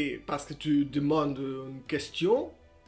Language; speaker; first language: French; non-native, learner; Portuguese